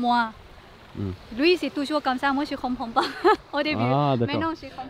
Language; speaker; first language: French; non-native, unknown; Thai